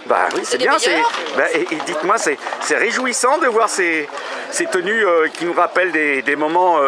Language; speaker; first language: French; native; French